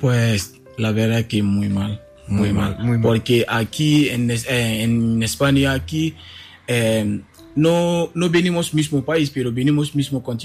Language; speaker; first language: Spanish; non-native, learner; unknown